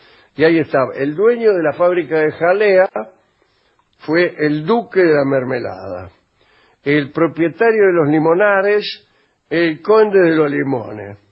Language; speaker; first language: Spanish; native; Spanish